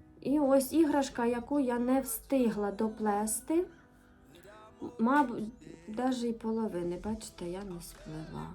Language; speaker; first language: Ukrainian; native; Ukrainian